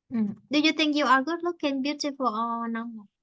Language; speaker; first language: English; non-native, fluent; Vietnamese